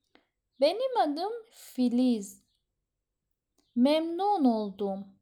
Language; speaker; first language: Turkish; non-native, fluent; Persian